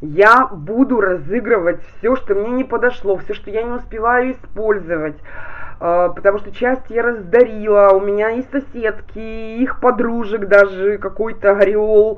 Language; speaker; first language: Russian; native; Russian